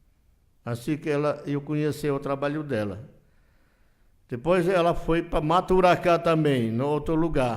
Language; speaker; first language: Portuguese; non-native, local second language; Yanomámi